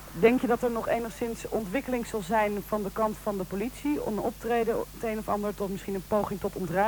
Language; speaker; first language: Dutch; native; Dutch